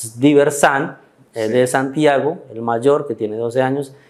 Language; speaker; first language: Spanish; native; Spanish